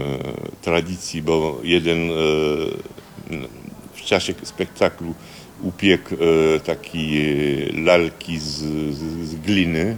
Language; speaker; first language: Polish; early bilingual, heritage; Polish